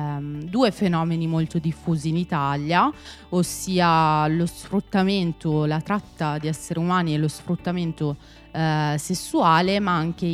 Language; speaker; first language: Italian; native; Italian